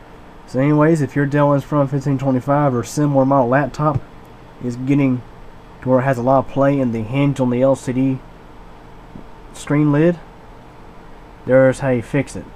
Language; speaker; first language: English; native; English